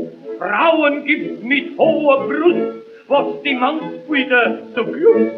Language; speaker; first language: German; native; German